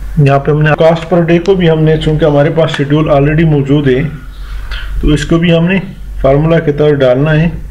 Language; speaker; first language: Urdu; non-native, local second language; Punjabi